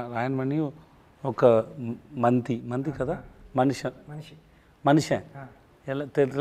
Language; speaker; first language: Telugu; non-native, learner; Tamil